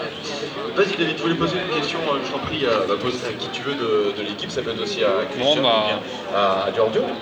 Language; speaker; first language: French; native; French